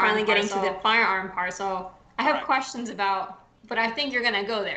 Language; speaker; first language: English; early bilingual, other home language; Spanish